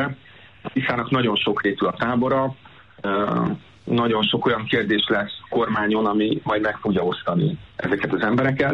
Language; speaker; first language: Hungarian; native; Hungarian